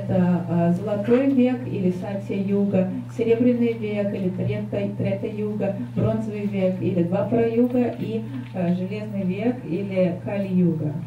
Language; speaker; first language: Russian; native; Russian